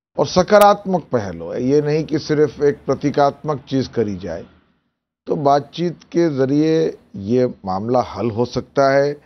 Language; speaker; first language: Hindi; native; Hindi